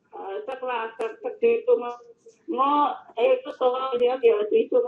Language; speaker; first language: Cantonese; non-native, learner; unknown